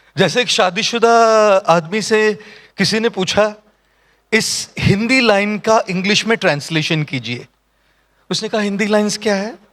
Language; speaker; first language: Hindi; non-native, local second language; Marathi